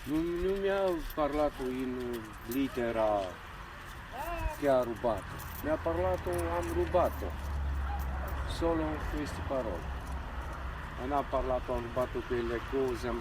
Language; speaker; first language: Italian; non-native, learner; Romanian